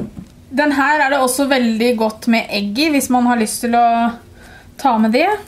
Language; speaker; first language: Norwegian; native; Norwegian